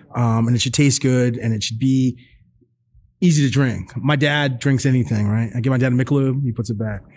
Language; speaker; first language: English; native; English